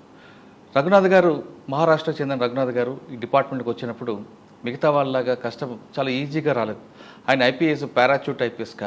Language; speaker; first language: Telugu; native; Telugu